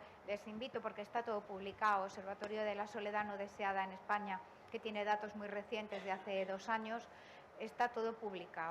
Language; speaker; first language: Spanish; native; Spanish